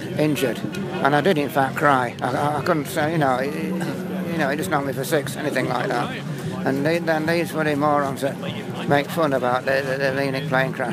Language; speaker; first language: English; native; English